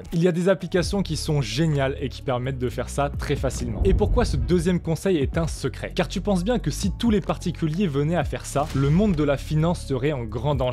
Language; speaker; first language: French; native; French